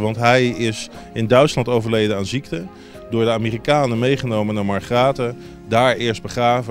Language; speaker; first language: Dutch; native; Dutch